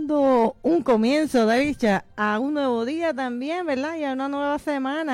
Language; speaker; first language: Spanish; native; Spanish